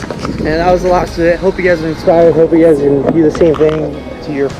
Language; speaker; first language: English; early bilingual, other home language; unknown